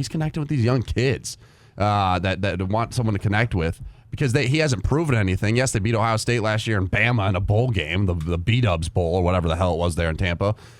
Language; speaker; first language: English; native; English